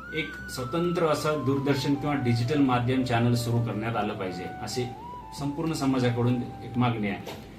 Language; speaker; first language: Marathi; non-native, local second language; Lambadi